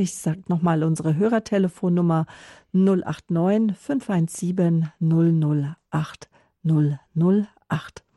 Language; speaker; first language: German; native; German